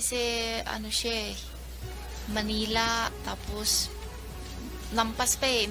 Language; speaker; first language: Filipino; non-native, learner; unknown